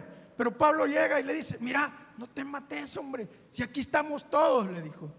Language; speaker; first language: Spanish; native; Spanish